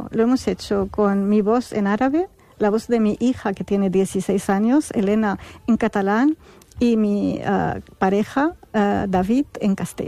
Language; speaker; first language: Spanish; non-native, fluent; Arabic